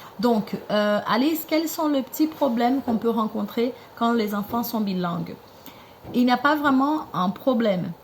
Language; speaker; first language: French; non-native, fluent; Portuguese